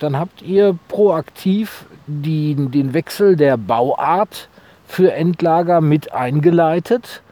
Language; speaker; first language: German; native; German